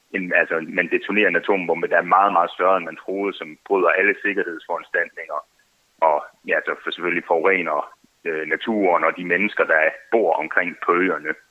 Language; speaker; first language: Danish; native; Danish